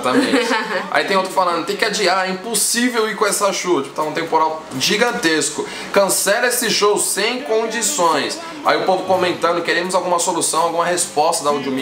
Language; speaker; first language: Portuguese; native; Portuguese